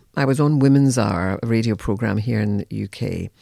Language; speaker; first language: English; native; English